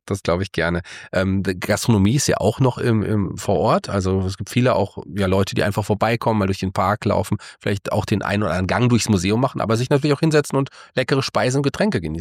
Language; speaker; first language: German; native; German